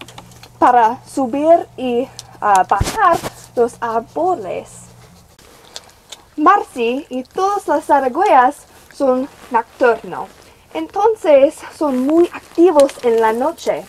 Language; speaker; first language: Spanish; non-native, learner; English